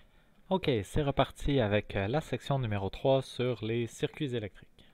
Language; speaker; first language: French; native; French